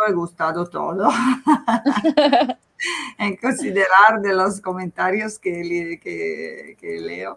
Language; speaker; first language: Spanish; non-native, fluent; Italian